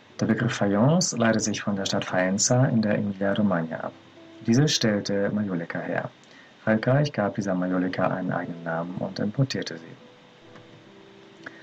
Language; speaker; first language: German; native; German